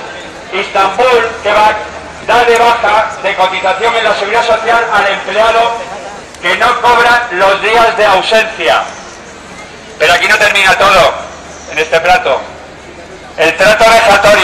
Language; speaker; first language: Spanish; native; Spanish